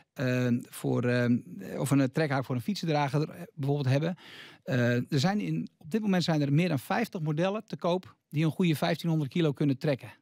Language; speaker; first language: Dutch; native; Dutch